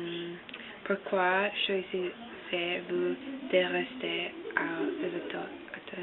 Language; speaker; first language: French; non-native, learner; English